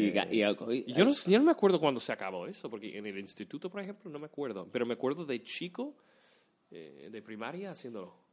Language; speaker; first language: Spanish; non-native, fluent; English